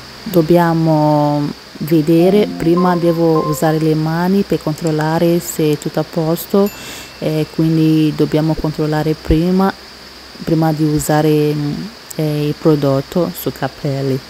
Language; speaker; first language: Italian; non-native, learner; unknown